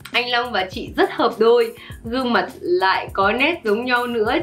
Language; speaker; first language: Vietnamese; early bilingual, other home language; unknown